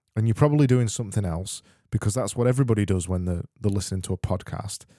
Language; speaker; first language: English; native; English